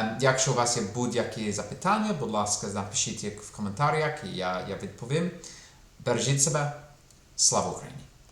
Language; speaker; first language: Ukrainian; non-native, fluent; English